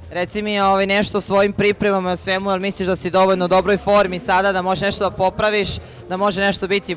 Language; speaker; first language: Bosnian; native; Bosnian